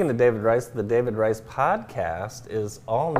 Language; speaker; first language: English; native; English